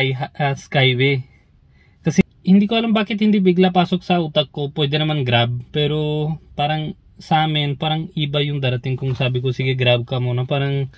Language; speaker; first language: Filipino; non-native, learner; Punjabi